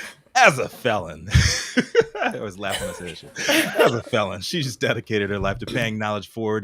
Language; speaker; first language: English; native; English